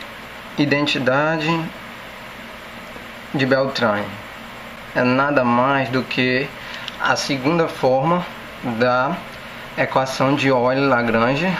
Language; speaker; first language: Portuguese; native; Portuguese